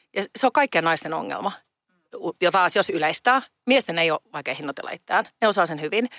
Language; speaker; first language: Finnish; native; Finnish